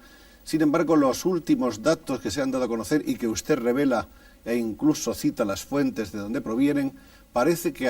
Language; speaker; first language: Spanish; native; Spanish